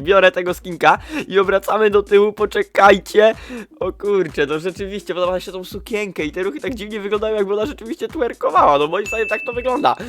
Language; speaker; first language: Polish; native; Polish